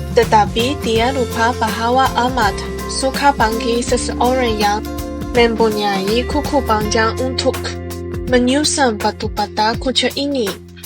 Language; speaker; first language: Malay; non-native, learner; Chinese